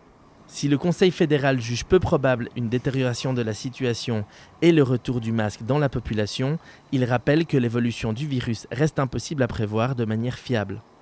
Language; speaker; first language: French; native; French